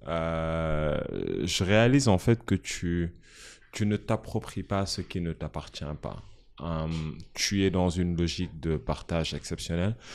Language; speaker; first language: French; non-native, local second language; Wolof